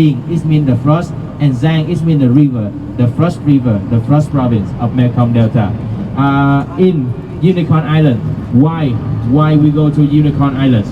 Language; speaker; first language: English; non-native, learner; Vietnamese